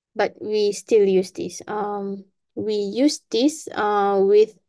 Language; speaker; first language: English; non-native, local second language; Malay